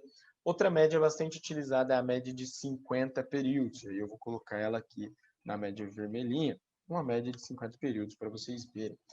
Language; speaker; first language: Portuguese; native; Portuguese